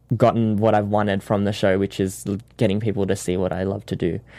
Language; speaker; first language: English; native; English